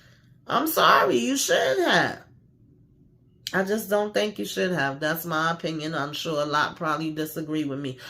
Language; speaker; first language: English; native; English